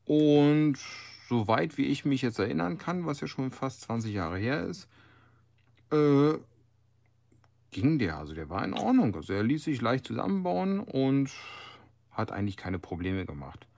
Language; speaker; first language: German; native; German